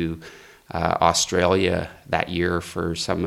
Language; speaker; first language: English; native; English